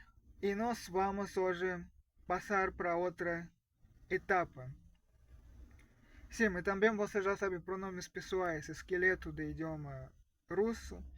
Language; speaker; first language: Portuguese; non-native, fluent; Russian